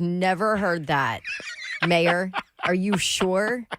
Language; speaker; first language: English; native; English